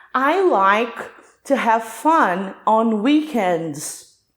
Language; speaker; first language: English; non-native, fluent; Portuguese